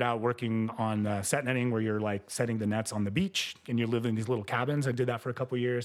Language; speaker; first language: English; early bilingual, other home language; Spanish